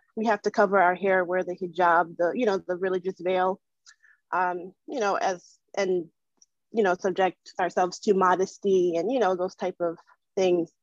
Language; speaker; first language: English; early bilingual, other home language; Wolof